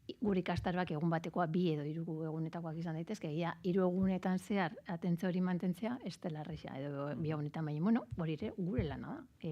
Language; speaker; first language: Basque; native; Basque